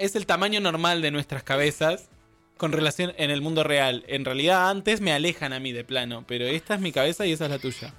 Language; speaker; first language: Spanish; native; Spanish